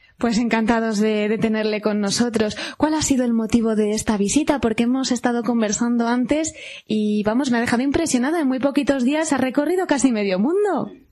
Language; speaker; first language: Spanish; native; Spanish